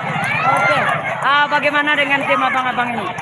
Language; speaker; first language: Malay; non-native, local second language; Minangkabau